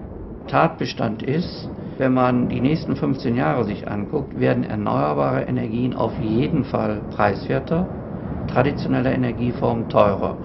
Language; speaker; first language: German; native; German